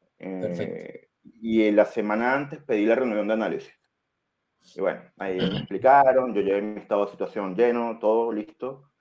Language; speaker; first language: Spanish; native; Spanish